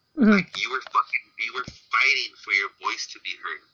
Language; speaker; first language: English; early bilingual, other home language; Spanish